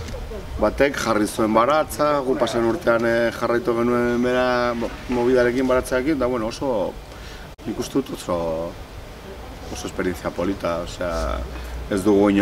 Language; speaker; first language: Basque; non-native, local second language; Spanish